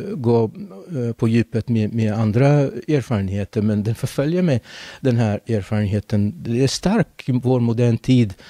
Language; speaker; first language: Swedish; non-native, fluent; Arabic